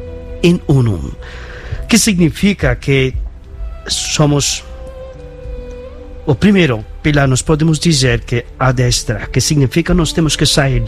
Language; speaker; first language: Portuguese; non-native, fluent; Bangla